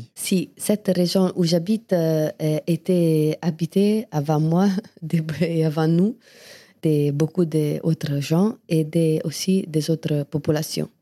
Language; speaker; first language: French; non-native, fluent; Italian